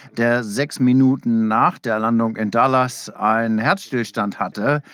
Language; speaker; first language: German; non-native, fluent; English